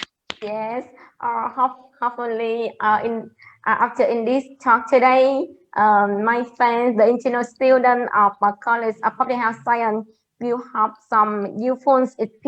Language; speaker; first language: English; non-native, learner; Vietnamese